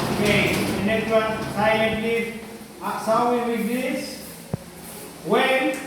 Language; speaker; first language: English; non-native, learner; Spanish